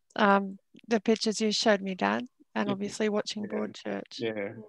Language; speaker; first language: English; native; English